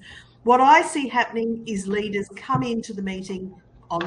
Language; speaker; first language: English; native; English